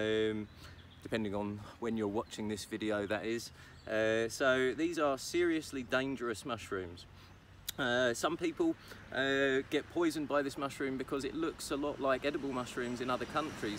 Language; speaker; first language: English; native; English